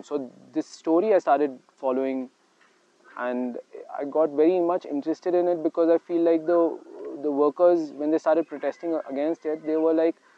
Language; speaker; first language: English; non-native, local second language; Hindi